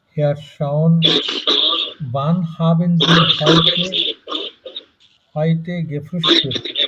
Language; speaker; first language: German; non-native, fluent; Bangla